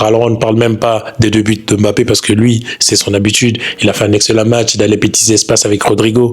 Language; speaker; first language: French; native; French